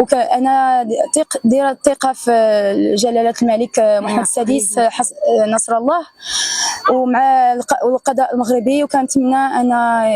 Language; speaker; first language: Arabic; early bilingual, heritage; Arabic